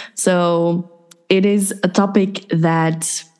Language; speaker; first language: English; non-native, fluent; Dutch